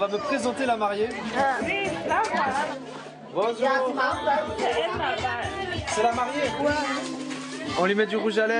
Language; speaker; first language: French; native; French